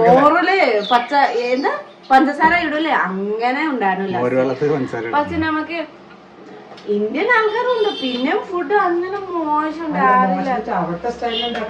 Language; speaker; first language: Malayalam; non-native, learner; Nepali